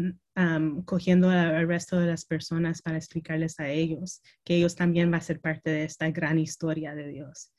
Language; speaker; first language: Spanish; early bilingual, heritage; Spanish